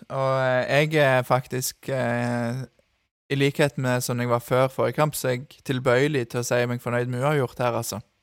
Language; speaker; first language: Norwegian; native; Norwegian